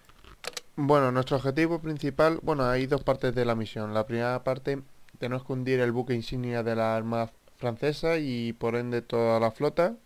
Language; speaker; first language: Spanish; native; Spanish